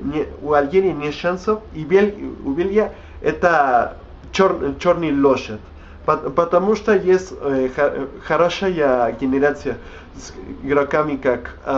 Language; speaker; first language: Russian; non-native, learner; Spanish